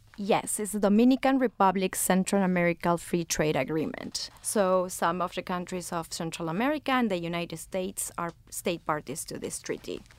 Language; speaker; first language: English; non-native, fluent; Spanish